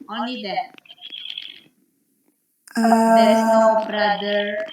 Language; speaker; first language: English; non-native, learner; Indonesian